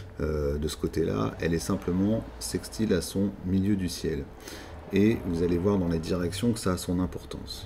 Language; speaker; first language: French; native; French